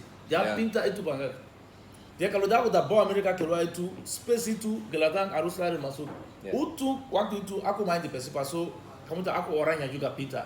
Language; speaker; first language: Indonesian; non-native, fluent; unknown